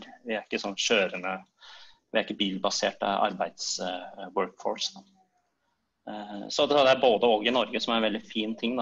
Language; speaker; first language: Norwegian; native; Norwegian